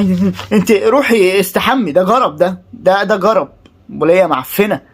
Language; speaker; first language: Arabic; native; Arabic